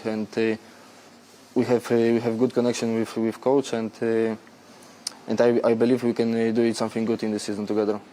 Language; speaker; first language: English; non-native, fluent; Polish